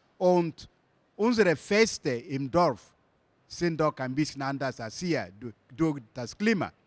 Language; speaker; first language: German; non-native, fluent; Igbo